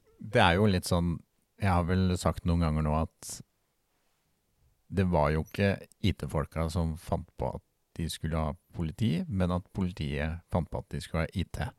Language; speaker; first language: Norwegian; native; Norwegian